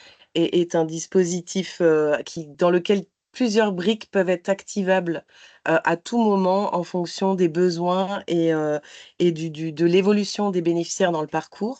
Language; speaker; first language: French; native; French